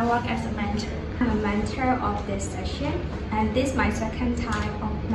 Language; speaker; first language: English; non-native, learner; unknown